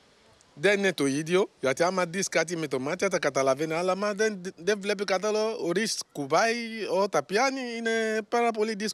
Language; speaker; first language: Greek; non-native, learner; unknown